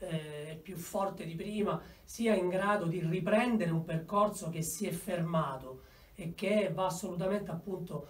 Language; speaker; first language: Italian; native; Italian